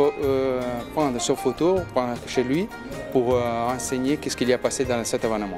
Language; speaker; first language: French; non-native, learner; Spanish